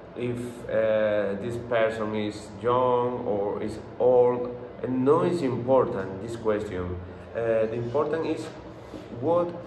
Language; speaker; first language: English; non-native, learner; Spanish